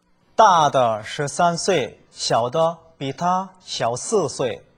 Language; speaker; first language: Chinese; non-native, fluent; Korean